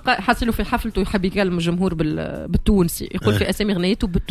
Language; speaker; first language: Arabic; native; Arabic